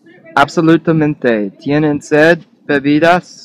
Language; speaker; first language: Spanish; non-native, learner; English